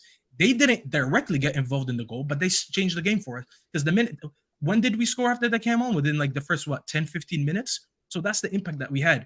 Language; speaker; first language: English; native; English